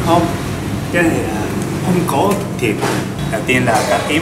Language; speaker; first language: Vietnamese; non-native, learner; Japanese